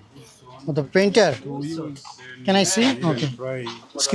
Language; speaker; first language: English; non-native, learner; Bangla